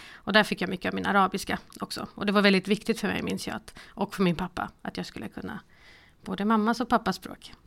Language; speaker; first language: Swedish; early bilingual, other home language; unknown